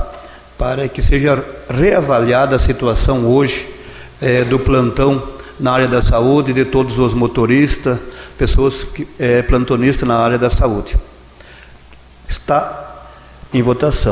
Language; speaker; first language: Portuguese; native; Portuguese